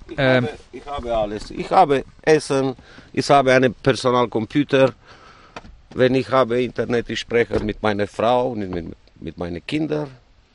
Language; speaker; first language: German; non-native, learner; Romanian